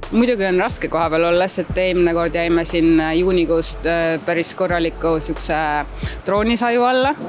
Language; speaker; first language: Estonian; native; Estonian